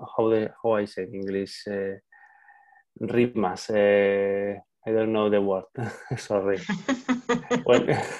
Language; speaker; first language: English; non-native, learner; Spanish